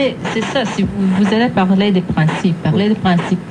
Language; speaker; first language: French; non-native, fluent; English